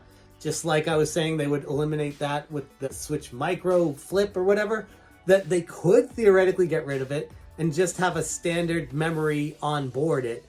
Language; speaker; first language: English; native; English